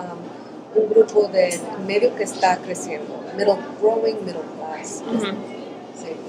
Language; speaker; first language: Spanish; early bilingual, other home language; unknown